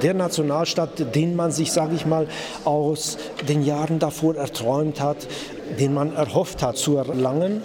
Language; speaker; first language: German; native; German